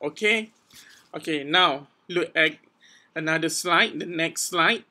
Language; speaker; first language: English; non-native, local second language; Malay